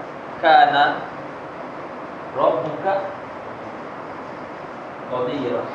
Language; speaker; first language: Arabic; non-native, fluent; Malay